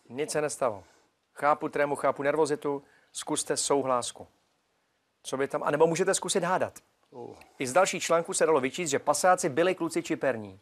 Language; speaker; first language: Czech; native; Czech